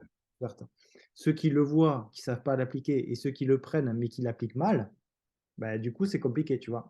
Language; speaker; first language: French; native; French